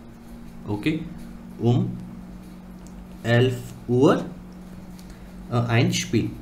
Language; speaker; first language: German; non-native, learner; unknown